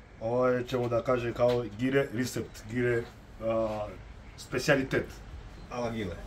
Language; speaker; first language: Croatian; non-native, learner; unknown